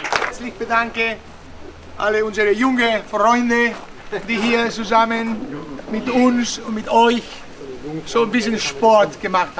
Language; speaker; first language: German; non-native, learner; Spanish